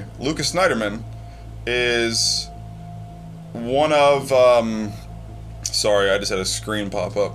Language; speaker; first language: English; native; English